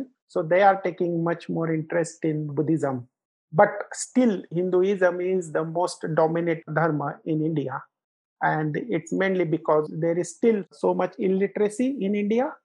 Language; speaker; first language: English; non-native, local second language; Marathi